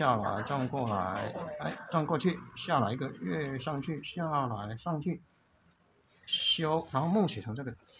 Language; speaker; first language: Chinese; native; Chinese